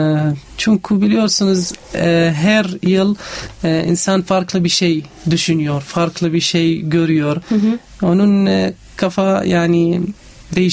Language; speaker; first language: Turkish; non-native, fluent; Arabic